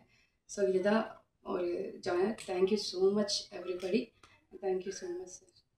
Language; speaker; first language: Tamil; non-native, fluent; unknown